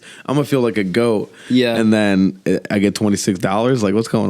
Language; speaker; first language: English; native; English